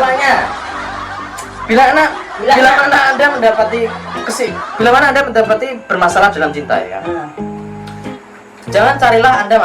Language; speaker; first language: Indonesian; non-native, local second language; Javanese